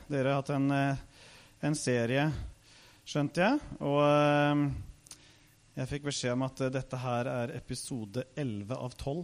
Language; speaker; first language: Norwegian; native; Norwegian